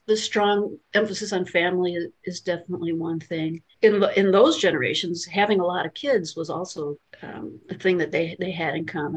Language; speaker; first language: English; native; English